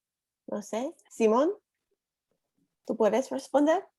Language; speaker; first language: Spanish; non-native, learner; English